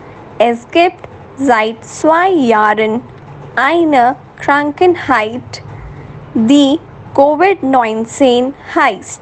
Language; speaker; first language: German; non-native, learner; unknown